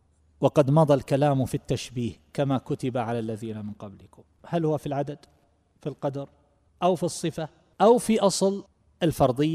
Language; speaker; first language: Arabic; native; Arabic